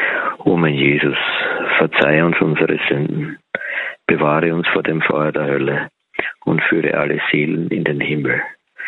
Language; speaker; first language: German; native; German